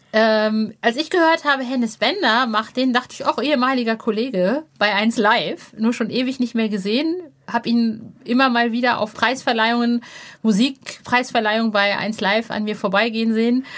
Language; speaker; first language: German; native; German